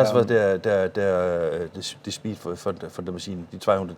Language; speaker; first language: German; non-native, fluent; Danish